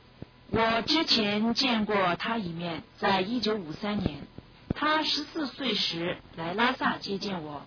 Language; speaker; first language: Chinese; native; Chinese